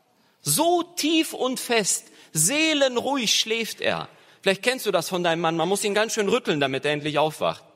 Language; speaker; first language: German; native; German